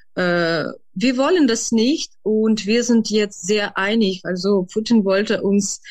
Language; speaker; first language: German; non-native, fluent; Ukrainian